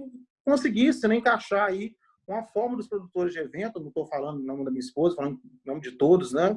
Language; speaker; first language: Portuguese; native; Portuguese